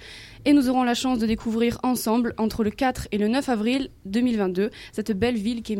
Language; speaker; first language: French; native; French